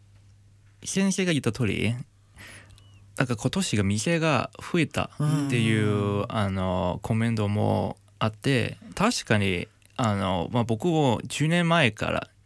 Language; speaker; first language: Japanese; non-native, fluent; Cantonese